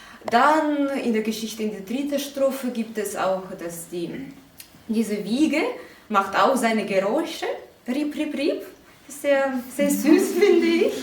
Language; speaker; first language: German; non-native, fluent; Ukrainian